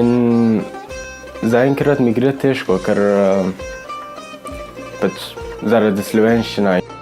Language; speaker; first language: Slovenian; non-native, learner; Persian